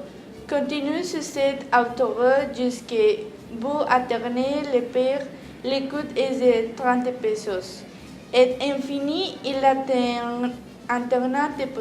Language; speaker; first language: French; non-native, learner; Spanish